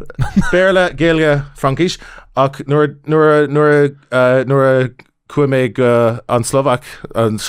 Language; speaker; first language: Irish; non-native, local second language; English